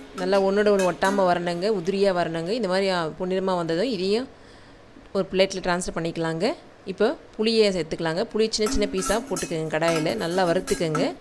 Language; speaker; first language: Tamil; native; Tamil